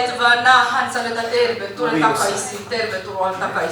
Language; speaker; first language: Finnish; non-native, learner; Kinyarwanda